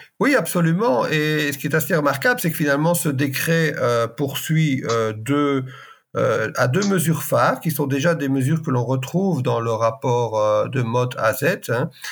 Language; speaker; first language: French; native; French